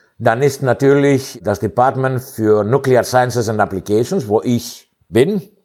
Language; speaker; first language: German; non-native, fluent; Greek